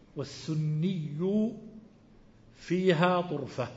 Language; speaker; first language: Arabic; native; Arabic